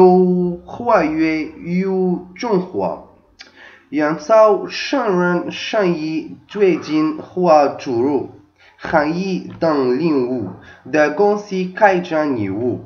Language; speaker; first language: Chinese; non-native, learner; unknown